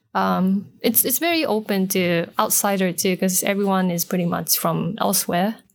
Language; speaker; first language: English; non-native, fluent; Japanese